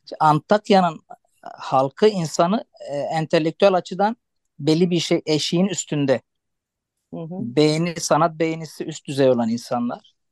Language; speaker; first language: Turkish; non-native, local second language; Arabic